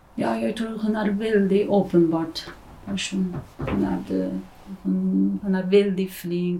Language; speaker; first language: Norwegian; non-native, learner; Uyghur